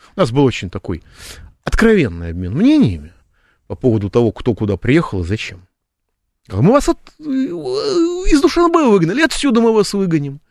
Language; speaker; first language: Russian; native; Russian